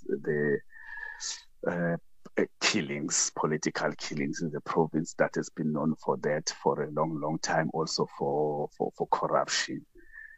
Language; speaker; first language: English; non-native, local second language; Zulu